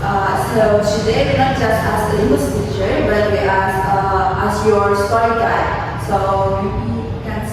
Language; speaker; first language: English; non-native, learner; Indonesian